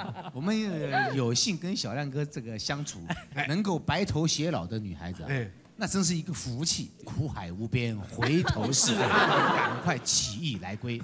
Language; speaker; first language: Chinese; native; Chinese